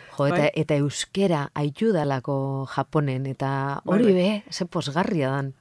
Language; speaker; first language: Basque; non-native, local second language; Spanish